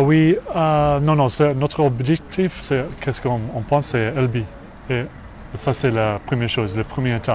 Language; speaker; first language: French; non-native, learner; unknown